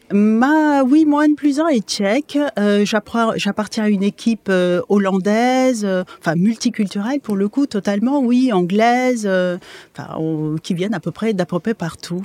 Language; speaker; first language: French; non-native, local second language; Wolof